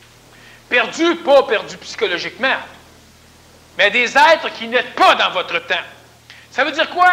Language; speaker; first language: French; native; French